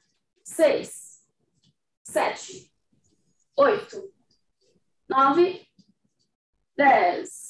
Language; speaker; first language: Portuguese; native; Portuguese